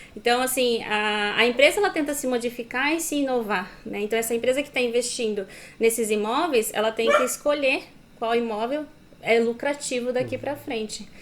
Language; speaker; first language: Portuguese; native; Portuguese